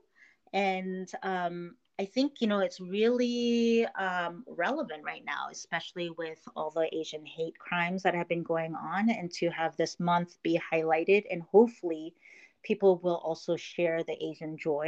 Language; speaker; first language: English; early bilingual, other home language; Korean